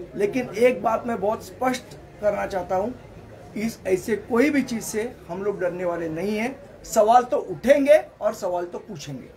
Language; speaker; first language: Hindi; non-native, local second language; Marathi